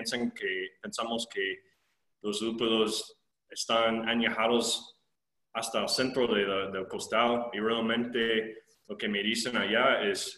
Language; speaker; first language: Spanish; non-native, fluent; English